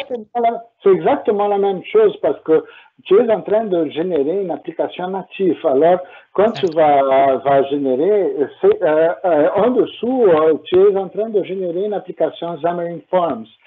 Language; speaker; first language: French; non-native, fluent; Portuguese